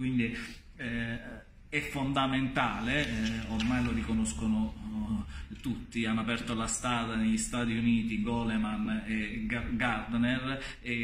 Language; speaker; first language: Italian; native; Italian